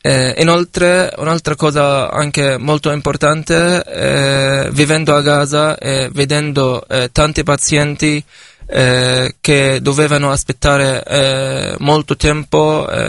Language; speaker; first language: Italian; non-native, fluent; Arabic